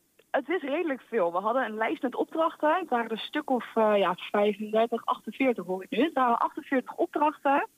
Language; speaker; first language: Dutch; native; Dutch